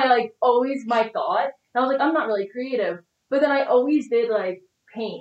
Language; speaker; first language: English; native; English